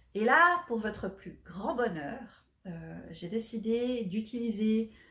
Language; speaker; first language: French; native; French